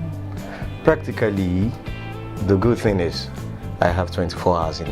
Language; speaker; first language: English; non-native, local second language; Yoruba